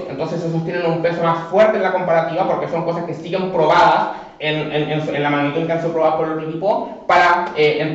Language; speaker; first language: Spanish; native; Spanish